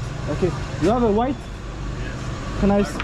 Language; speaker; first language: English; non-native, learner; French